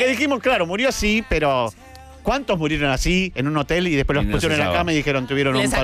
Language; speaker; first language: Spanish; native; Spanish